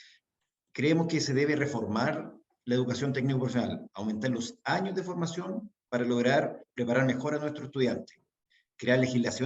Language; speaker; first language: Spanish; native; Spanish